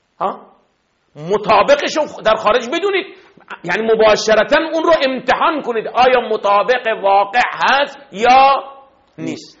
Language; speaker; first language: Persian; non-native, fluent; Arabic